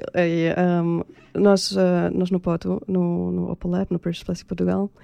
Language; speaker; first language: Portuguese; non-native, fluent; German